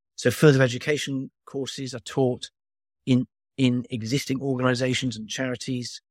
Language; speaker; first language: English; native; English